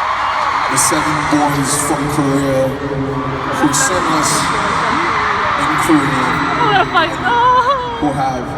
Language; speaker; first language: English; non-native, fluent; Korean